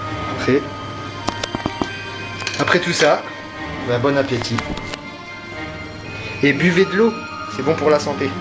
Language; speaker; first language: French; native; French